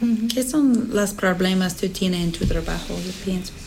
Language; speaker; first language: Spanish; non-native, learner; English